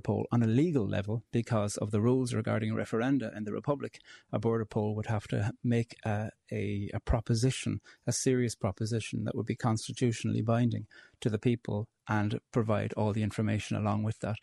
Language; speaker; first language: English; native; English